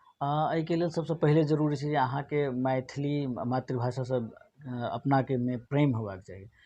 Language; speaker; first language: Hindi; non-native, local second language; Maithili